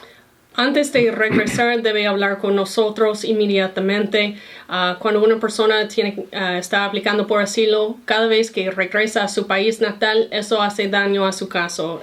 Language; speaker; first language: Spanish; non-native, fluent; English